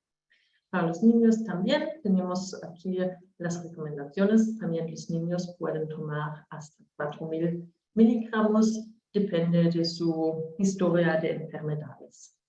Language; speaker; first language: Spanish; non-native, learner; German